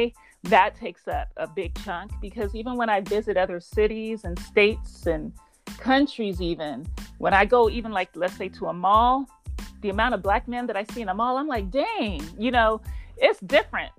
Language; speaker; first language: English; native; English